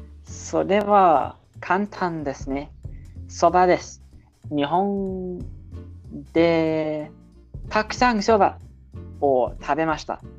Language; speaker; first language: Japanese; non-native, learner; English